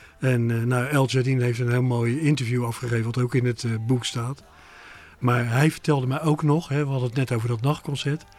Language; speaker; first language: Dutch; native; Dutch